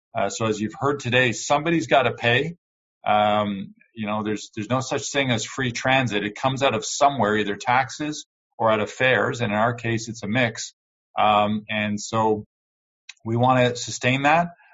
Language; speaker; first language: English; native; English